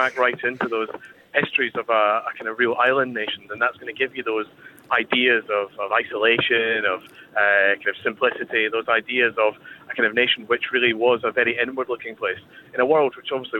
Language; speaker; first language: English; native; English